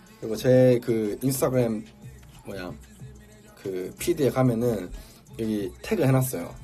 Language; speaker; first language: Korean; native; Korean